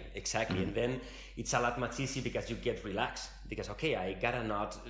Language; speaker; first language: English; non-native, fluent; Spanish